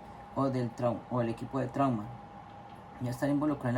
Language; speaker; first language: Spanish; native; Spanish